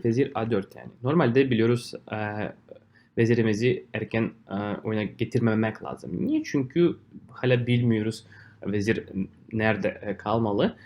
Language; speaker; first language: Turkish; non-native, fluent; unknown